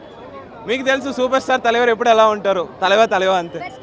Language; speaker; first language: Telugu; non-native, local second language; Tamil